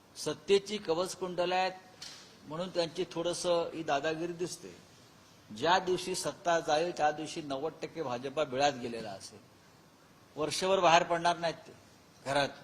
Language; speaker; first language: Marathi; native; Marathi